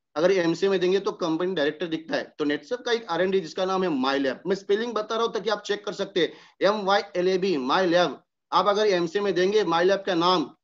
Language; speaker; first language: Hindi; non-native, local second language; Marathi